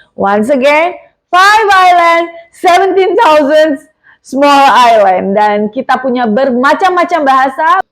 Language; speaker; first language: Indonesian; native; Indonesian